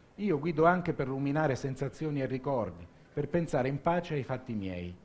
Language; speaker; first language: Italian; native; Italian